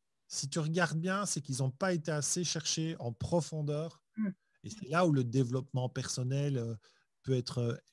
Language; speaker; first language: French; native; French